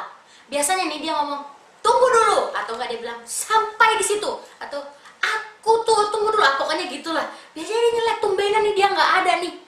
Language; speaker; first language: Indonesian; native; Indonesian